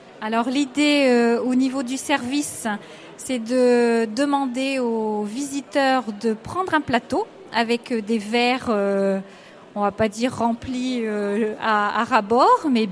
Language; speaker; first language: French; native; French